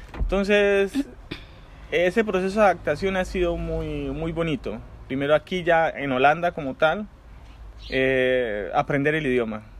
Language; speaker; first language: Spanish; native; Spanish